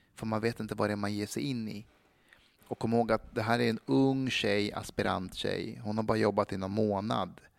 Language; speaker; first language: Swedish; early bilingual, other home language; Persian